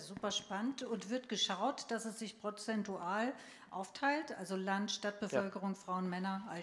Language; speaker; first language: German; native; German